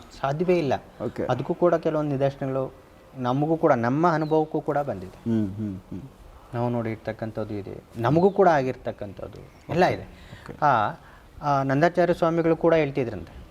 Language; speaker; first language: Kannada; native; Kannada